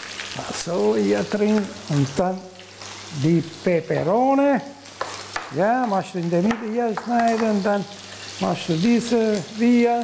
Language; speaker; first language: German; non-native, learner; Italian